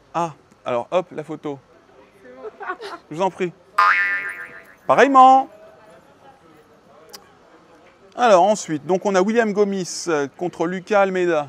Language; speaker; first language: French; native; French